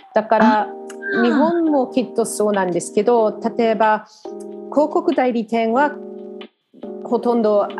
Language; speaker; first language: Japanese; non-native, fluent; English